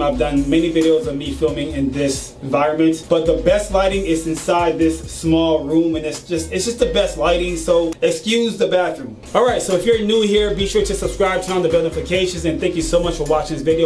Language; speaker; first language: English; native; English